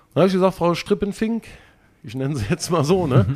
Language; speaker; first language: German; native; German